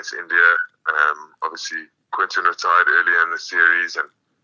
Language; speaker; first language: English; native; English